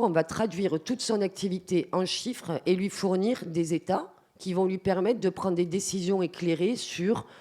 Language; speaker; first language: French; native; French